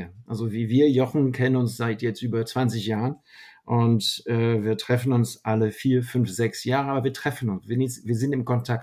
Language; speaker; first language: German; non-native, fluent; French